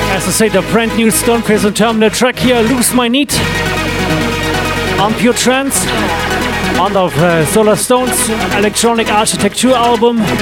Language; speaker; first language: English; non-native, fluent; German